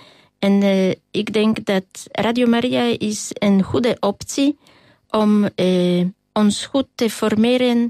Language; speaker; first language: Dutch; non-native, learner; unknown